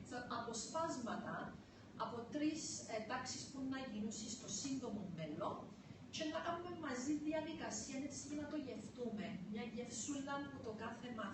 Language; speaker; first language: Greek; early bilingual, heritage; Greek